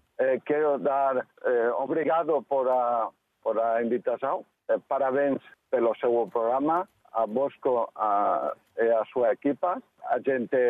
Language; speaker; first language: Portuguese; non-native, learner; Spanish